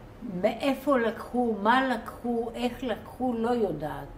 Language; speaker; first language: Hebrew; non-native, fluent; Bulgarian